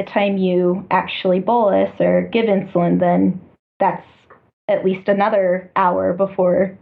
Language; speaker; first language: English; native; English